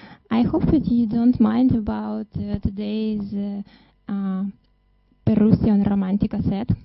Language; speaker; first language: English; non-native, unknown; Russian